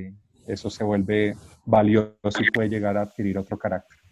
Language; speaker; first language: Spanish; native; Spanish